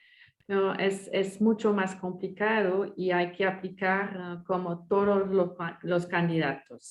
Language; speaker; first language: Spanish; non-native, fluent; French